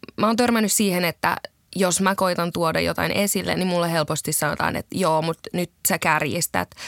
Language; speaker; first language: Finnish; native; Finnish